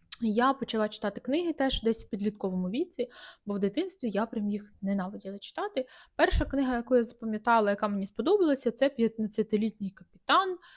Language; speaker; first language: Ukrainian; native; Ukrainian